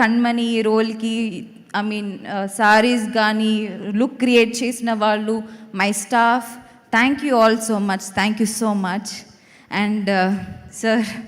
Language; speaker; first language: Telugu; non-native, fluent; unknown